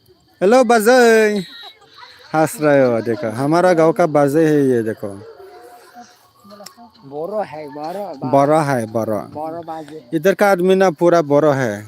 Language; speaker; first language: Hindi; non-native, local second language; Bodo